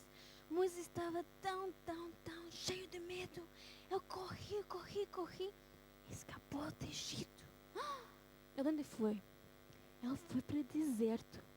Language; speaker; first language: Portuguese; early bilingual, heritage; Portuguese